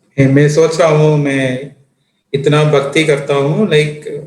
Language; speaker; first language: Hindi; non-native, local second language; Tamil